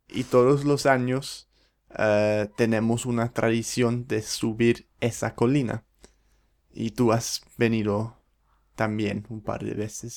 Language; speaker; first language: Spanish; non-native, fluent; English